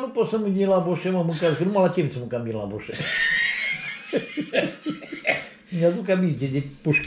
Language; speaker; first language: Romanian; native; Romanian